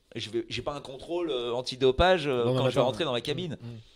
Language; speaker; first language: French; native; French